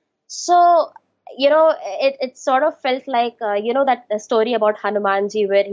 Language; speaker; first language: English; non-native, local second language; Hindi